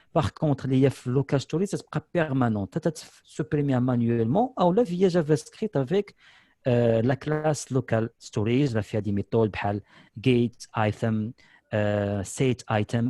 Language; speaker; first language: Arabic; native; Arabic